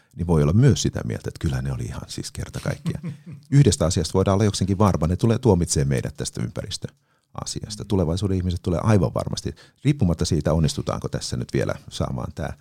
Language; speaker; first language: Finnish; native; Finnish